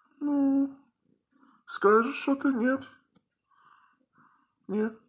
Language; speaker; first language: Russian; early bilingual, heritage; Russian